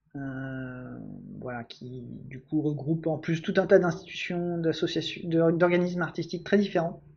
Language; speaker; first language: French; native; French